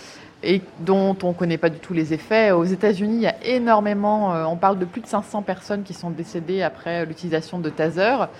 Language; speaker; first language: French; native; French